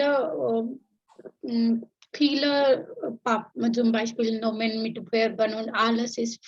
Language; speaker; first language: German; non-native, learner; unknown